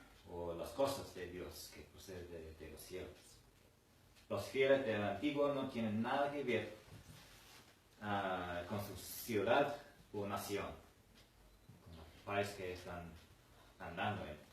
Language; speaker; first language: Spanish; non-native, fluent; English